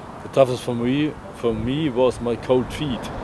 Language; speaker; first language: English; non-native, learner; German